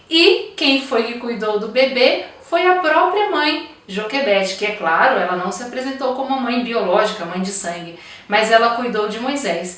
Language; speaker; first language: Portuguese; native; Portuguese